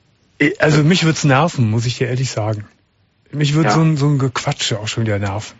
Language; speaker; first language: German; native; German